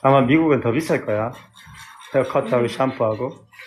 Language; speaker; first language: Korean; native; Korean